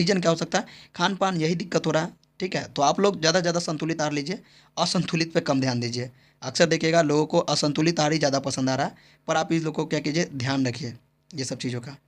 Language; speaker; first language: Hindi; native; Hindi